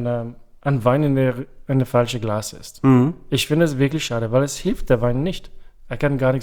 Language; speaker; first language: German; non-native, fluent; French